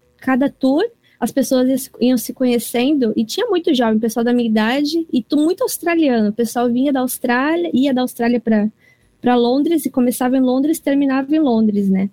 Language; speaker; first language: Portuguese; early bilingual, heritage; Portuguese